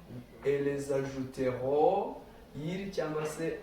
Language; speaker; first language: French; non-native, local second language; Kinyarwanda